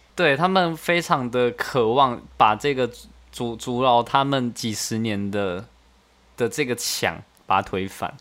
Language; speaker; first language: Chinese; native; Chinese